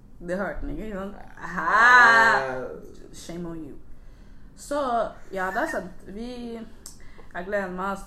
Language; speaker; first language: Norwegian; early bilingual, other home language; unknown